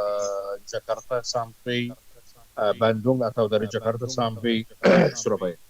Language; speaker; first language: Indonesian; non-native, fluent; Arabic